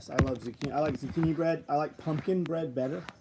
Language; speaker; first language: English; native; English